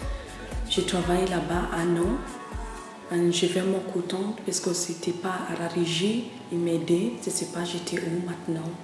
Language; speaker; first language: French; non-native, learner; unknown